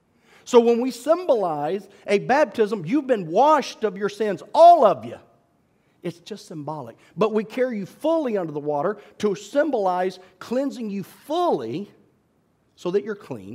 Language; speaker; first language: English; native; English